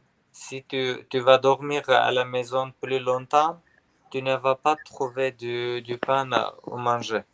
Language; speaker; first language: French; non-native, learner; Armenian